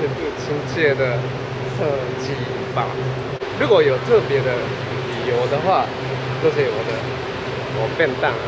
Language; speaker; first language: Chinese; non-native, fluent; Japanese